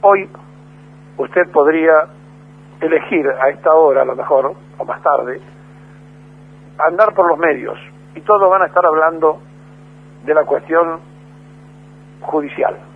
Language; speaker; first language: Spanish; native; Spanish